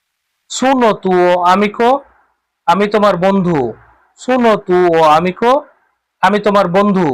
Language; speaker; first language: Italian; non-native, learner; Bangla